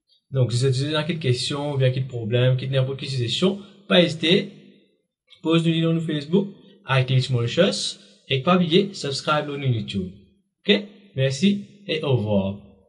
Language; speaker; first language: French; non-native, local second language; Morisyen